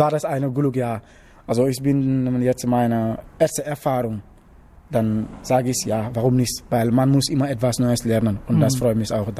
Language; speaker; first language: German; non-native, learner; Wolof